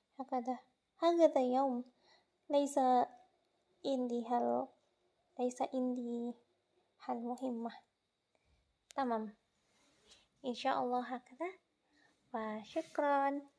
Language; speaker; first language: Arabic; non-native, learner; Indonesian